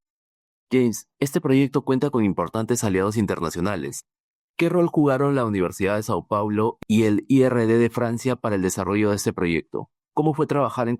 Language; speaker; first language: Spanish; native; Spanish